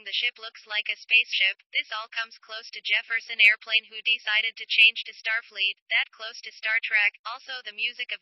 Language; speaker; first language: English; non-native, fluent; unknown